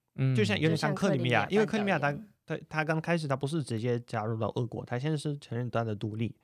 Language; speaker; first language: Chinese; non-native, fluent; Russian